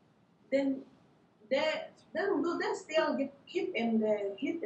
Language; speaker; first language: English; non-native, learner; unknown